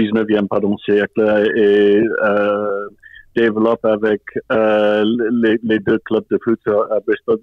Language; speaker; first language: French; non-native, fluent; English